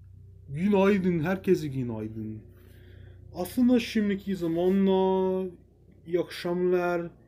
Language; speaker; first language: Turkish; non-native, learner; English